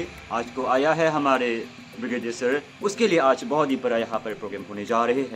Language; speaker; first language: Hindi; non-native, local second language; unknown